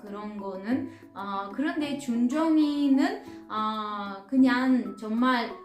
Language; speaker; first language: Korean; non-native, fluent; Italian